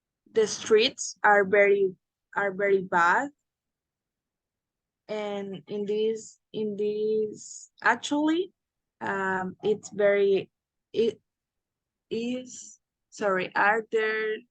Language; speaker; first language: English; non-native, learner; Spanish